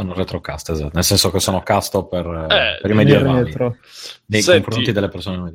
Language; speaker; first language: Italian; native; Italian